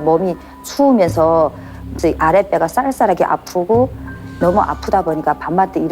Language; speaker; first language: Korean; native; Korean